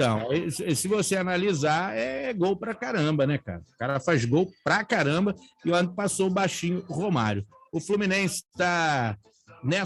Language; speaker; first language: Portuguese; native; Portuguese